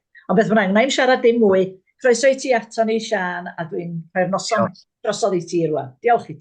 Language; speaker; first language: Welsh; native; Welsh